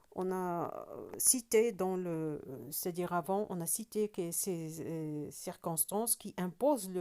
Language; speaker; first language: French; non-native, local second language; Arabic